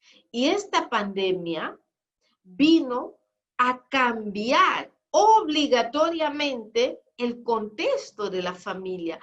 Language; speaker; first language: Spanish; non-native, fluent; Portuguese